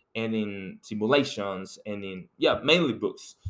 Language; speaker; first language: English; non-native, fluent; Spanish